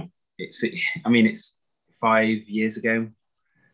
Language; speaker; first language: English; native; English